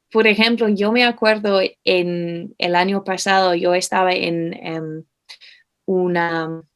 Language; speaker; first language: Spanish; non-native, fluent; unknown